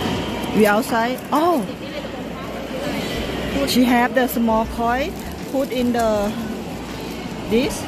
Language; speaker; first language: English; non-native, learner; Thai